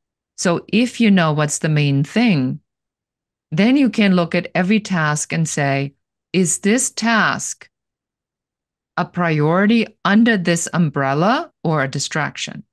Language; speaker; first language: English; non-native, fluent; German